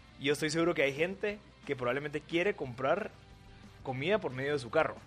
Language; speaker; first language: Spanish; native; Spanish